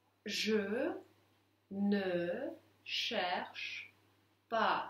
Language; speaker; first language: French; non-native, fluent; Russian